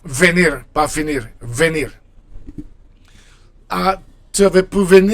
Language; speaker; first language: French; non-native, fluent; Spanish